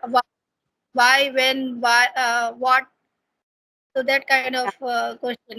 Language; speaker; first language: English; non-native, learner; Hindi